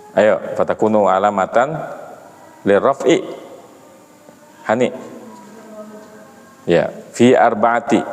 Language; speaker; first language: Arabic; non-native, fluent; Indonesian